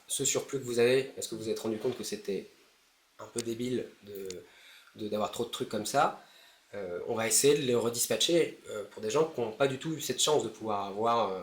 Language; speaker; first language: French; native; French